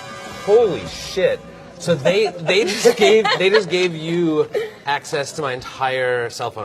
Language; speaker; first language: English; native; English